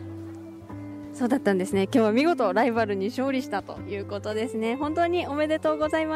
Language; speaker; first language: Japanese; native; Japanese